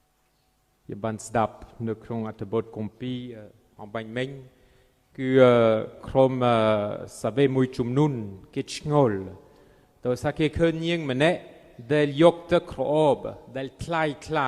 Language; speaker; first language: Khmer; non-native, fluent; French